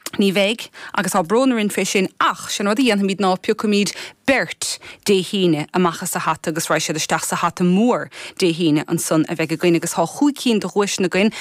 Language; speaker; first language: Irish; native; Irish